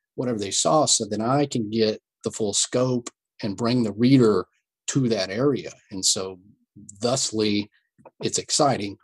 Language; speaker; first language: English; native; English